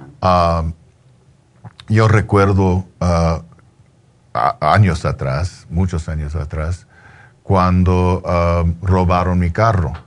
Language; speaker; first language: Spanish; early bilingual, heritage; Spanish